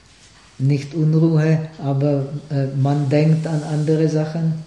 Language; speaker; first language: German; non-native, fluent; Czech